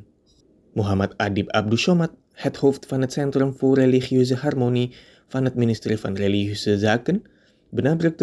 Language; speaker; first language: Dutch; non-native, fluent; Indonesian